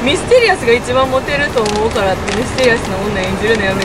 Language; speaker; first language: Japanese; native; Japanese